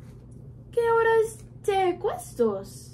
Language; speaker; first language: Spanish; non-native, learner; English